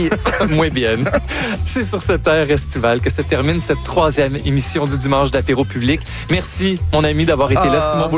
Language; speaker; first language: French; native; French